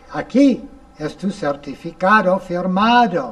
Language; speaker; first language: Spanish; non-native, fluent; English